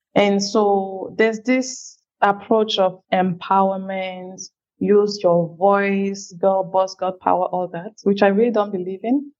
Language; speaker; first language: English; non-native, local second language; French